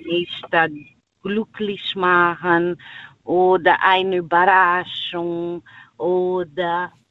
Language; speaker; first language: German; non-native, learner; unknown